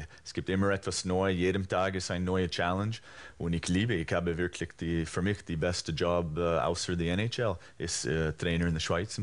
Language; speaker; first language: German; non-native, fluent; English